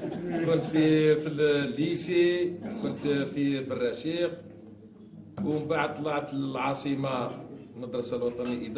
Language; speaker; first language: Arabic; native; Arabic